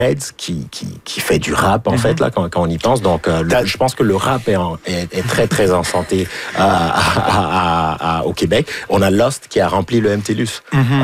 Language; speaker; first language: French; native; French